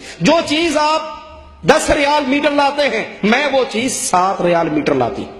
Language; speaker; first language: Urdu; non-native, local second language; Punjabi